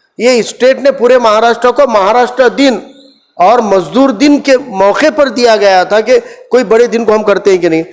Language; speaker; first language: Hindi; non-native, local second language; Urdu